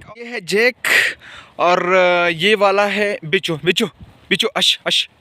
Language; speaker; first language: Hindi; non-native, local second language; Pashto